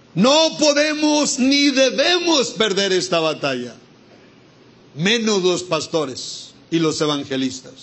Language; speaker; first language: Spanish; native; Spanish